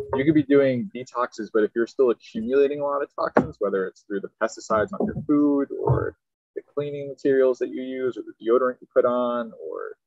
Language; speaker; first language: English; native; English